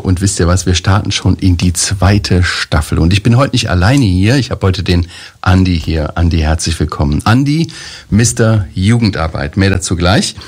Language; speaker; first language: German; native; German